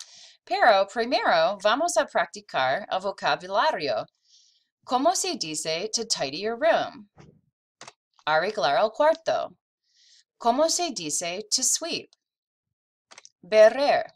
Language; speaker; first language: Spanish; non-native, fluent; English